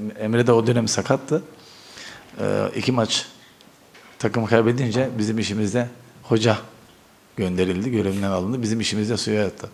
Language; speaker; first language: Turkish; early bilingual, heritage; Turkish